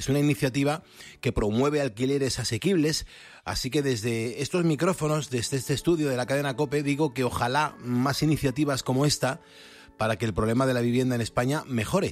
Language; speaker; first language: Spanish; native; Spanish